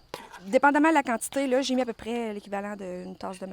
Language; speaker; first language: French; native; French